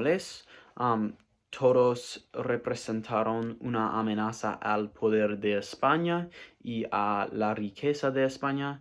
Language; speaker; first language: Spanish; non-native, learner; English